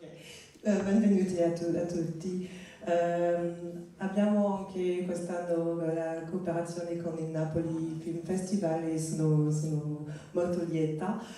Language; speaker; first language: Italian; non-native, fluent; French